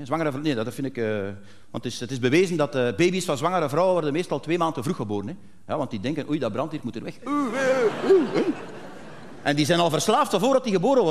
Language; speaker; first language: Dutch; native; Dutch